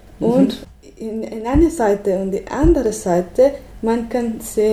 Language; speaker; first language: German; non-native, learner; Spanish